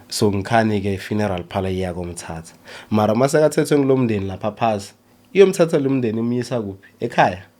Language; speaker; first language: Zulu; early bilingual, other home language; Swati